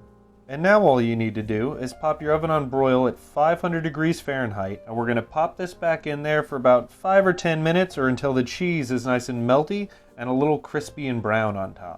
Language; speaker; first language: English; native; English